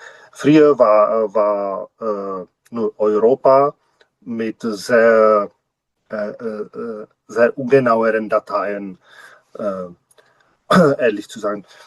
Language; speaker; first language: German; non-native, learner; Czech